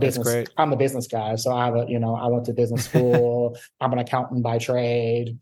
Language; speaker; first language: English; native; English